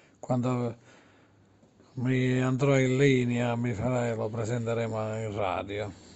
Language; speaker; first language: Italian; native; Italian